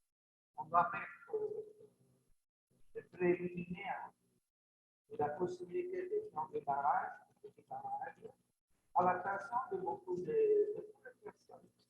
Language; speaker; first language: French; non-native, learner; Italian